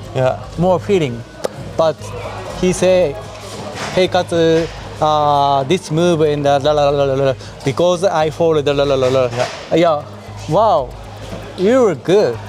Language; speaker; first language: English; non-native, learner; Japanese